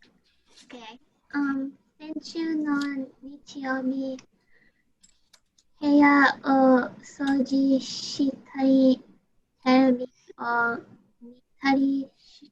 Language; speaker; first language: Japanese; non-native, learner; English